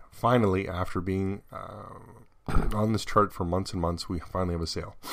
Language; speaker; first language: English; native; English